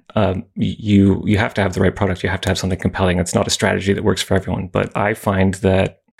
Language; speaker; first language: English; native; English